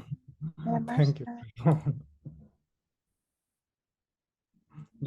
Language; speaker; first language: Japanese; non-native, fluent; Hindi